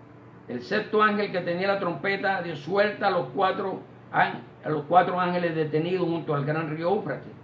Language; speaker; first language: Spanish; native; Spanish